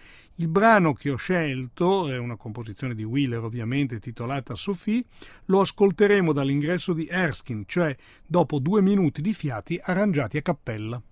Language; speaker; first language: Italian; native; Italian